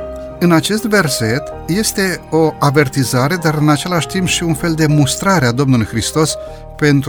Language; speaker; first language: Romanian; native; Romanian